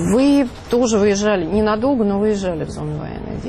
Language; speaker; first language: Russian; native; Russian